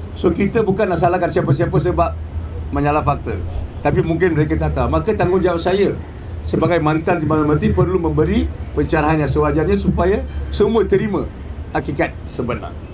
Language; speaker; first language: Malay; non-native, local second language; Tamil